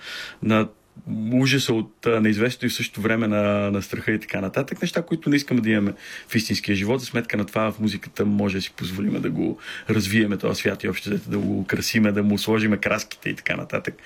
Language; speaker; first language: Bulgarian; native; Bulgarian